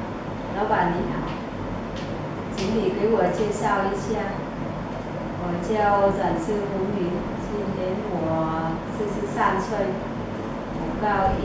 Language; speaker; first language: Chinese; non-native, learner; Vietnamese